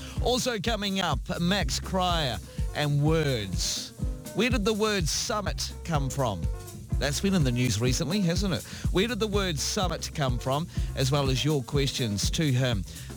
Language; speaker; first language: English; native; English